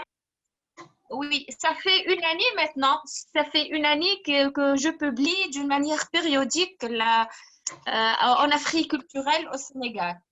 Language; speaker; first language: French; non-native, fluent; Arabic